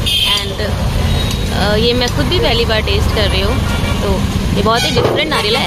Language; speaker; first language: Hindi; native; Hindi